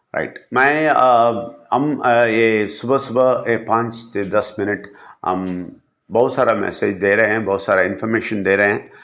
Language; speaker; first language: Hindi; non-native, local second language; Malayalam